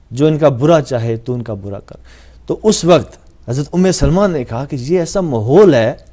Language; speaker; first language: Urdu; non-native, local second language; Punjabi